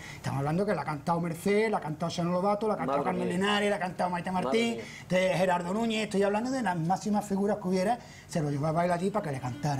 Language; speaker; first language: Spanish; native; Spanish